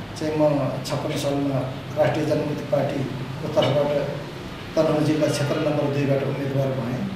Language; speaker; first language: Nepali; non-native, local second language; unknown